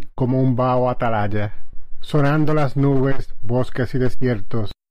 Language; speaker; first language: Spanish; native; Spanish